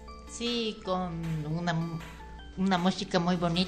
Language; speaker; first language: Spanish; non-native, fluent; Japanese